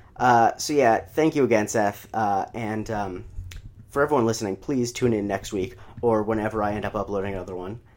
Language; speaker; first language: English; native; English